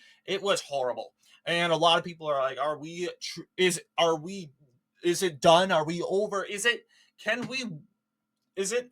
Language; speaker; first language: English; native; English